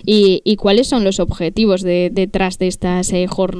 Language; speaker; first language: Spanish; native; Spanish